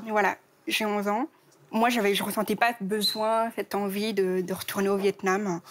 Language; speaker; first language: French; native; French